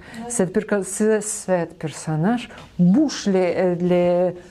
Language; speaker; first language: French; non-native, learner; Russian